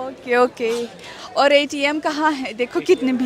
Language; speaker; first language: Hindi; non-native, learner; Russian